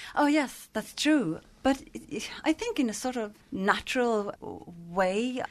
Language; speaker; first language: English; non-native, fluent; Swedish